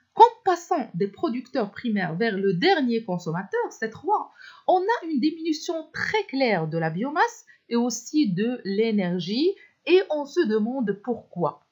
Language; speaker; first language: French; non-native, local second language; Arabic